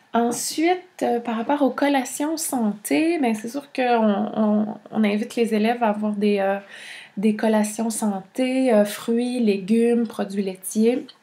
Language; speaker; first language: French; native; French